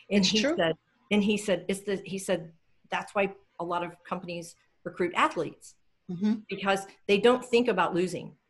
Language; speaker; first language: English; native; English